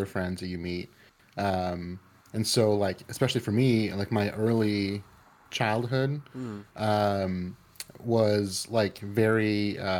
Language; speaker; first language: English; early bilingual, other home language; Spanish